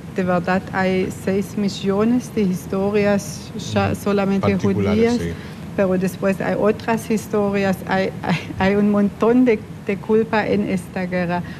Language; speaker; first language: Spanish; non-native, fluent; German